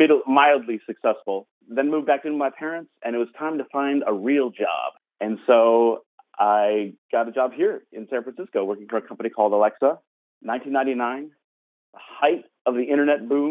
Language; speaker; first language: English; native; English